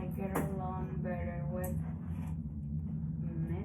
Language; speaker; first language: English; non-native, learner; Spanish